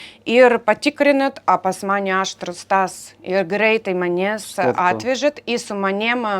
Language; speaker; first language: Lithuanian; non-native, learner; Ukrainian